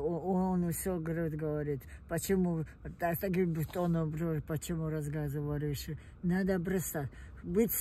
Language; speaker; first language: Russian; non-native, local second language; Georgian